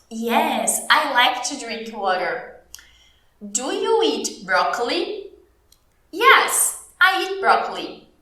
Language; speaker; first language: English; non-native, fluent; Portuguese